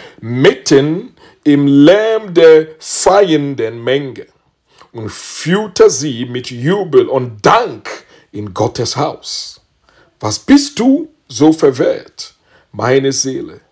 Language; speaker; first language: German; non-native, learner; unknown